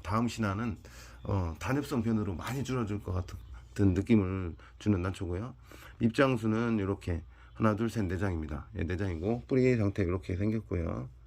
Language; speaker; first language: Korean; native; Korean